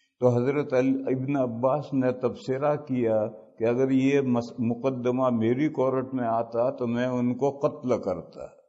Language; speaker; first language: Urdu; non-native, local second language; Gujarati